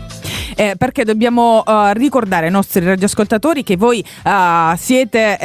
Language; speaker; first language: Italian; native; Italian